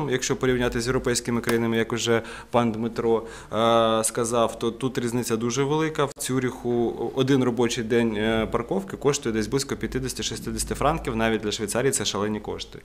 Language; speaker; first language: Ukrainian; native; Ukrainian